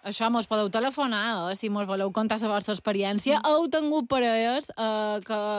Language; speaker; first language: Catalan; native; Catalan